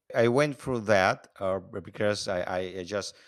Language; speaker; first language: English; non-native, fluent; Russian